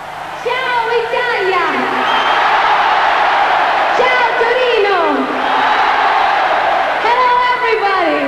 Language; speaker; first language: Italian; non-native, learner; English